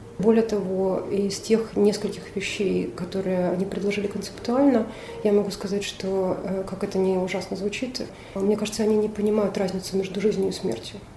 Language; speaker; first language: Russian; native; Russian